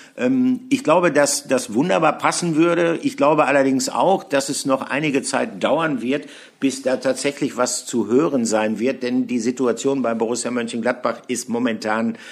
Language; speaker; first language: German; native; German